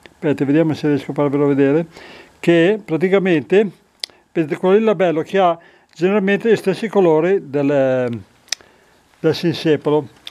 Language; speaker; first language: Italian; native; Italian